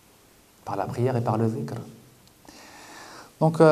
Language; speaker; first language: French; native; French